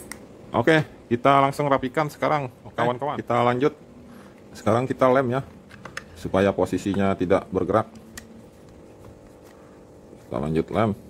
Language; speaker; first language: Indonesian; native; Indonesian